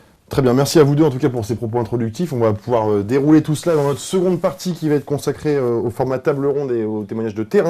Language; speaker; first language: French; native; French